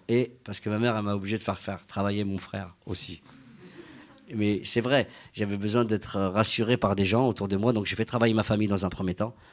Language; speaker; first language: French; native; French